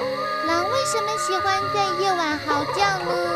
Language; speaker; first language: Chinese; native; Chinese